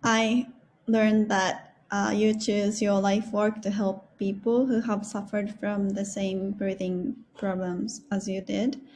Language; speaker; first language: English; non-native, learner; Japanese